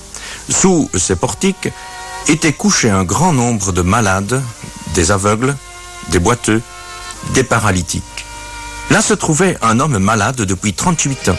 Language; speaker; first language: French; native; French